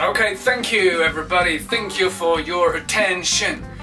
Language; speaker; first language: English; non-native, fluent; French